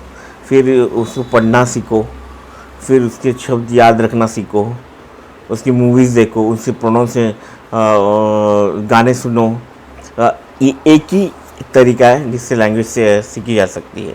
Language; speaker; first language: Hindi; non-native, local second language; Marathi